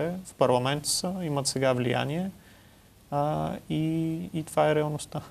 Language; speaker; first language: Bulgarian; native; Bulgarian